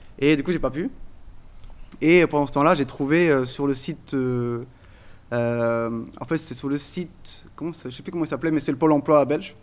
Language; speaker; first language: French; non-native, fluent; Portuguese